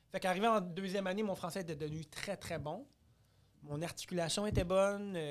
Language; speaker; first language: French; early bilingual, other home language; Arabic